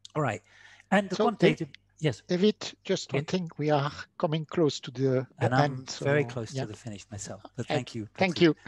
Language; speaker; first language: English; non-native, fluent; French